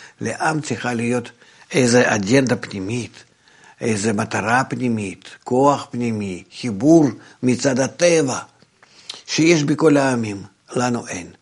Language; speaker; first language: Hebrew; non-native, fluent; Russian